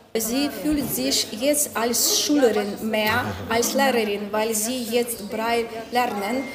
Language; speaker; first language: German; non-native, learner; Ukrainian